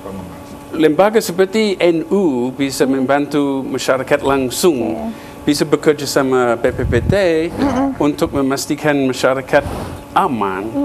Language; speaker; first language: Indonesian; non-native, fluent; English